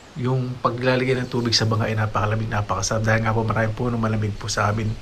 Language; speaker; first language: Filipino; native; Filipino